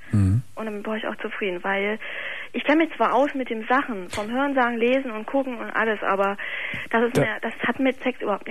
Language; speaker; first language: German; native; German